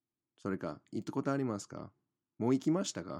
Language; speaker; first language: Japanese; non-native, fluent; English